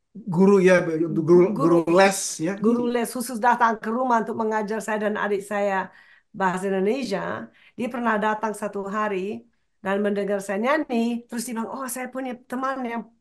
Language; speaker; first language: Indonesian; non-native, fluent; English